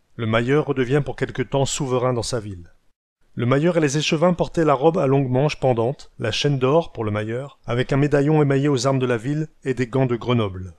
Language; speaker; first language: French; native; French